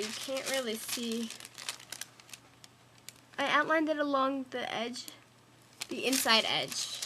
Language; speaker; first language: English; native; English